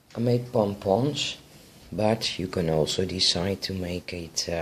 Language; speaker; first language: English; non-native, fluent; Dutch